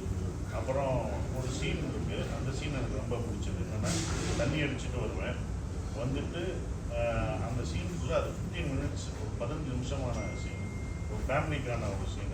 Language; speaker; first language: Tamil; native; Tamil